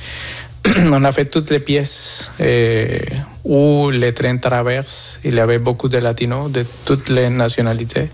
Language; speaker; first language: French; non-native, fluent; Spanish